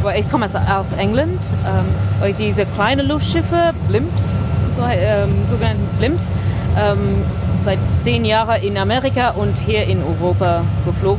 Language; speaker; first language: German; non-native, learner; English